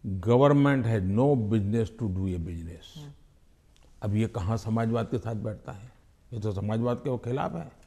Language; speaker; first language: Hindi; non-native, local second language; Gujarati